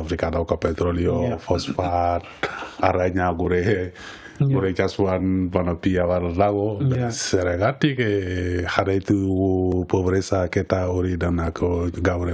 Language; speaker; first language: Basque; non-native, learner; Wolof